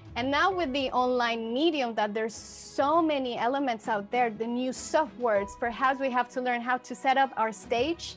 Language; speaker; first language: English; non-native, fluent; Spanish